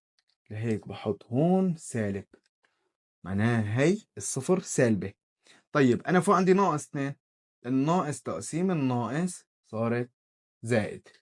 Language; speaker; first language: Arabic; native; Arabic